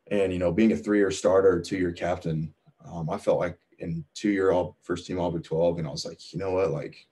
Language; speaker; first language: English; native; English